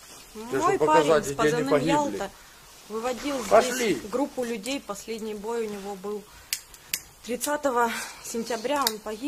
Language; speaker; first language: Russian; native; Russian